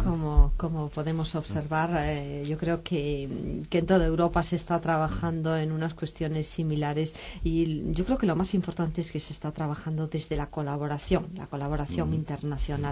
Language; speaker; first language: Spanish; native; Spanish